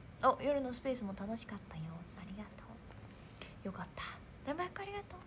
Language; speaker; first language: Japanese; native; Japanese